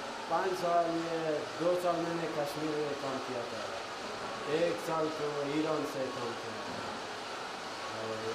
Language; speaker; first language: Hindi; non-native, learner; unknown